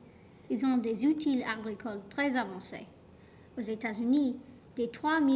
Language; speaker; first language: French; non-native, learner; English